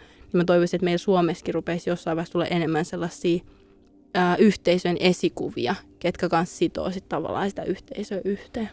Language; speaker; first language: Finnish; native; Finnish